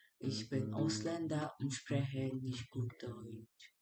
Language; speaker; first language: German; early bilingual, other home language; Turkish